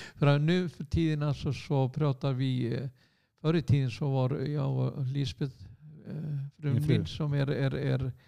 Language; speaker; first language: Swedish; non-native, fluent; Icelandic